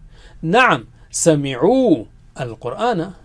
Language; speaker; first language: Arabic; non-native, fluent; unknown